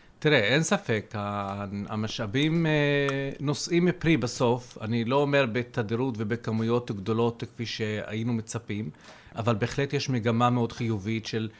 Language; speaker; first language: Hebrew; non-native, local second language; Arabic